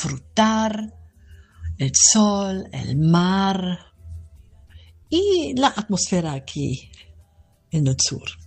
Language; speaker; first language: Spanish; non-native, fluent; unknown